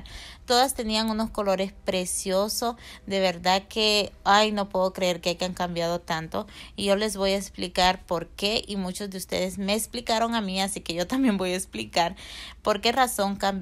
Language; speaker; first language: Spanish; native; Spanish